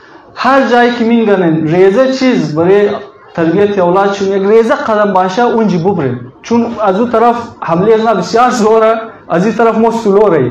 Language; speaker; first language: Persian; native; Persian